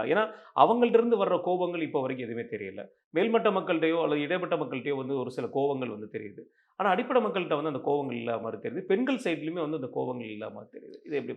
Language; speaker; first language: Tamil; native; Tamil